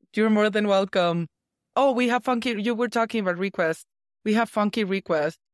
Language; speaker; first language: English; non-native, fluent; Spanish